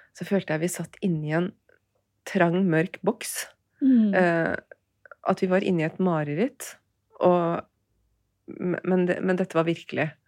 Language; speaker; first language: Norwegian; early bilingual, other home language; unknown